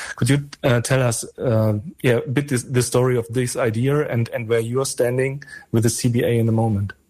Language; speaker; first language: English; non-native, fluent; German